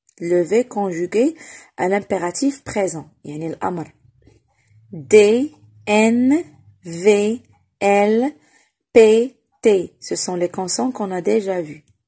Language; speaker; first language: French; non-native, local second language; Arabic